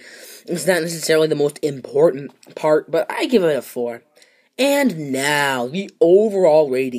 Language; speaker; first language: English; native; English